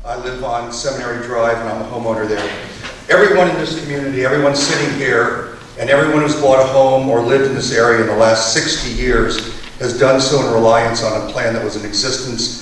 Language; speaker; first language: English; native; English